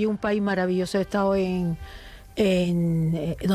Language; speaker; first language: Spanish; native; Spanish